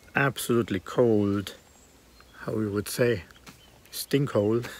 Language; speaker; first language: English; non-native, fluent; German